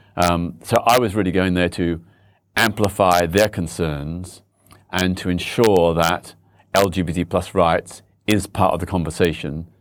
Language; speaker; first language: English; native; English